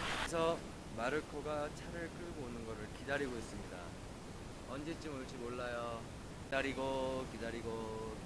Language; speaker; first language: Korean; native; Korean